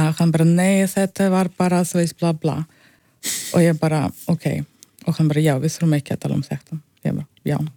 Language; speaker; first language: Icelandic; non-native, fluent; Russian